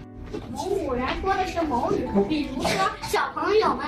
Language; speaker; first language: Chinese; early bilingual, other home language; Mongolian